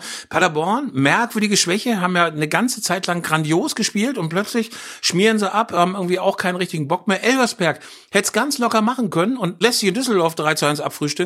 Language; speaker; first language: German; native; German